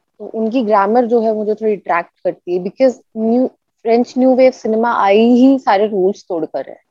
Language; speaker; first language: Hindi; native; Hindi